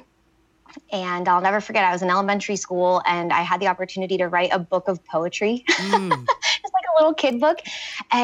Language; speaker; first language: English; native; English